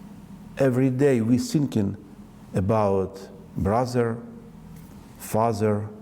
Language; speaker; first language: English; non-native, learner; Ukrainian